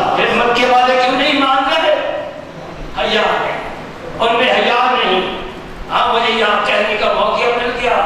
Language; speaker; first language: Urdu; non-native, local second language; Punjabi